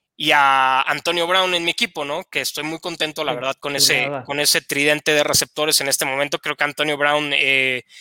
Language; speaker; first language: Spanish; native; Spanish